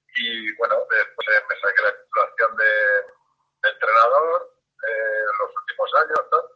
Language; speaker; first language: Spanish; native; Spanish